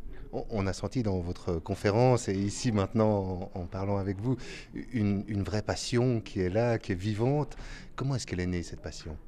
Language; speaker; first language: French; native; French